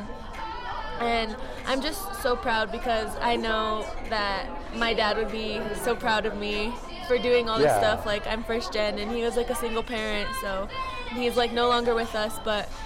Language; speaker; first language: English; native; English